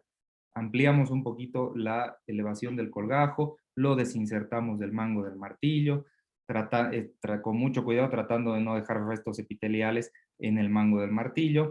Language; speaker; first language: Spanish; native; Spanish